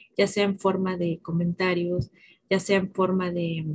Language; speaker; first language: Spanish; native; Spanish